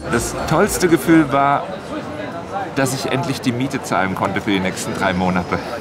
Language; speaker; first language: German; native; German